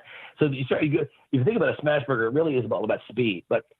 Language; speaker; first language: English; native; English